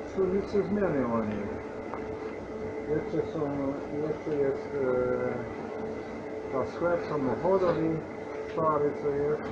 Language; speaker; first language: Polish; non-native, learner; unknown